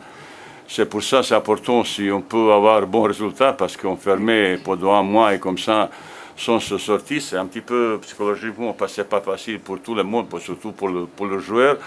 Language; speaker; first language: French; non-native, fluent; Bosnian